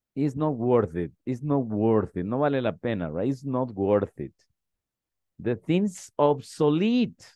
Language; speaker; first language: English; non-native, fluent; Spanish